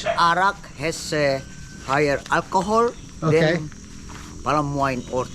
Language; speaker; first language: English; non-native, fluent; Indonesian